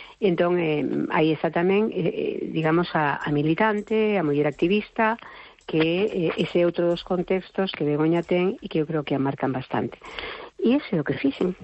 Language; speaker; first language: Galician; non-native, local second language; Spanish